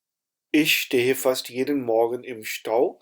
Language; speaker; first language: German; non-native, fluent; Urdu